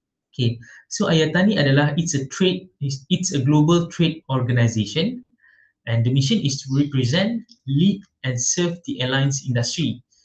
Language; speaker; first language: English; non-native, local second language; Malay